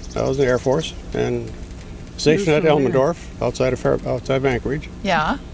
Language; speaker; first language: English; native; English